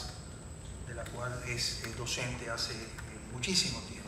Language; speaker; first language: Spanish; native; Spanish